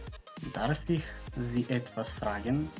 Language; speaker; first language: German; non-native, fluent; Macedonian